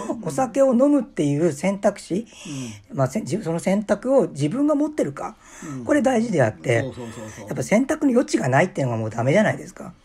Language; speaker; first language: Japanese; native; Japanese